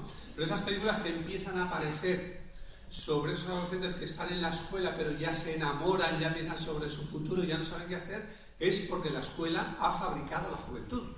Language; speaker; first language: Spanish; native; Spanish